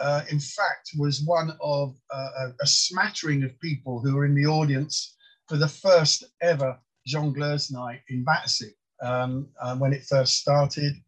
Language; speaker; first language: English; non-native, local second language; Polish